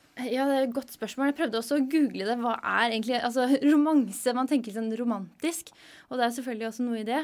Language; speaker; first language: Norwegian; native; Norwegian